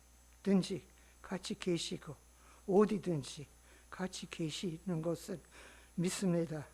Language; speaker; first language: Korean; non-native, learner; English